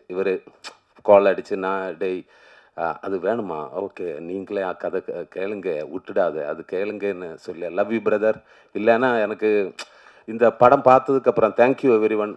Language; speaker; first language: Tamil; non-native, learner; Malayalam